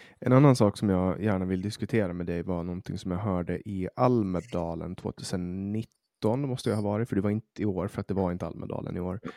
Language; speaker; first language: Swedish; native; Swedish